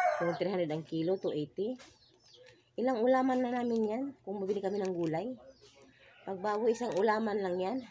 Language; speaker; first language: Filipino; non-native, local second language; Cebuano